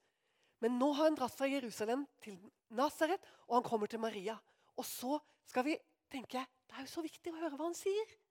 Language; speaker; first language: Norwegian; native; Norwegian